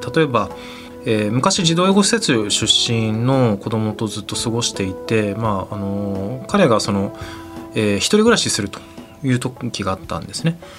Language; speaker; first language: Japanese; native; Japanese